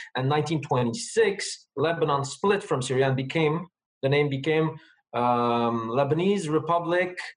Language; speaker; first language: English; non-native, fluent; Armenian